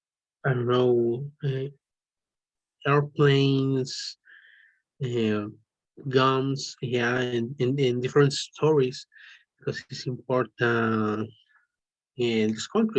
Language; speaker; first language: English; non-native, learner; Spanish